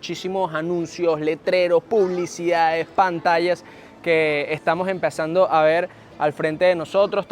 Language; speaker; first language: Spanish; native; Spanish